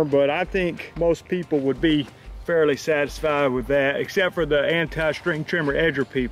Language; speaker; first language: English; native; English